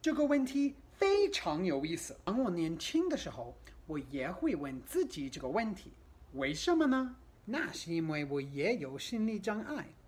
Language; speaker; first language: Chinese; non-native, fluent; English